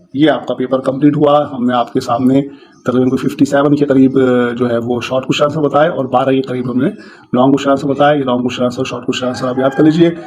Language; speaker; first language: Urdu; native; Urdu